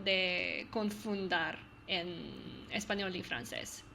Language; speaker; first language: Spanish; non-native, learner; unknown